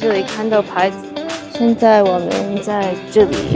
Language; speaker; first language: Chinese; non-native, learner; English